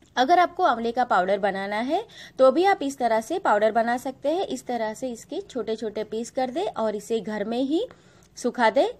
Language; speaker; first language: Hindi; non-native, local second language; Gujarati